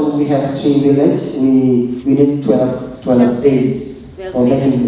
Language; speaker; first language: English; non-native, local second language; Indonesian